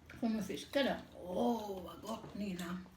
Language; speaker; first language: Swedish; non-native, fluent; Thai